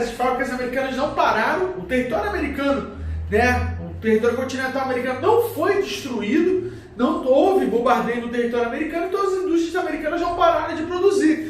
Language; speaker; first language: Portuguese; native; Portuguese